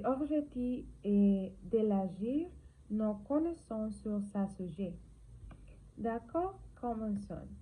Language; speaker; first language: French; non-native, learner; Spanish